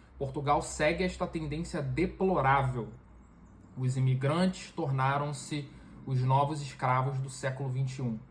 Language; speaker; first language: Portuguese; native; Portuguese